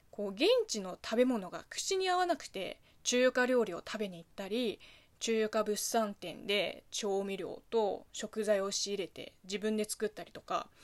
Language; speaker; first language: Japanese; non-native, fluent; Chinese